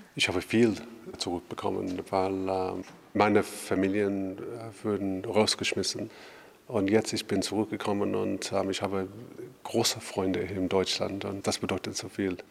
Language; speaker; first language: German; non-native, fluent; English